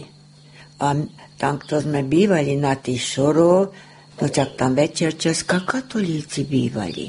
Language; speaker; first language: Slovak; native; Slovak